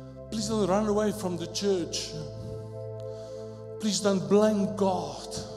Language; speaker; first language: English; non-native, local second language; Afrikaans